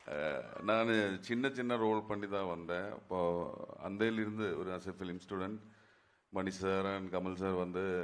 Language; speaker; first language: Tamil; non-native, learner; Malayalam